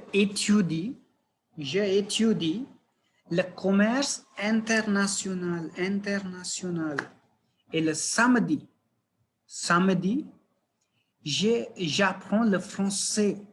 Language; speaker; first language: French; non-native, fluent; Hindi